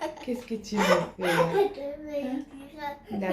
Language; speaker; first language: French; native; French